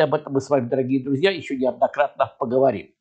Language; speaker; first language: Russian; native; Russian